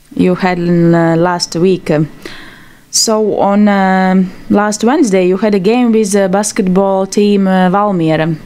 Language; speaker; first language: English; non-native, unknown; Latvian